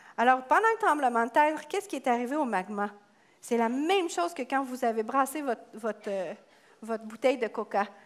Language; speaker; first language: French; native; French